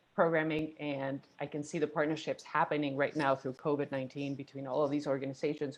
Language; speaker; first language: English; non-native, fluent; Spanish